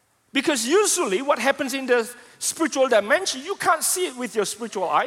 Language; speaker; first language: English; non-native, fluent; Indonesian